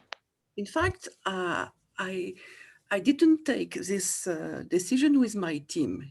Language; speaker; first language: English; non-native, fluent; French